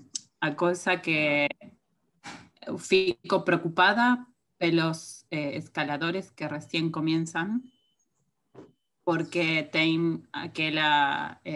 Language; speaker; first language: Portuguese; non-native, fluent; Spanish